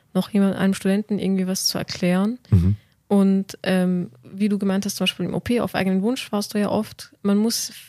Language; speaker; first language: German; native; German